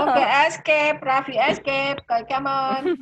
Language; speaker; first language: English; non-native, learner; Indonesian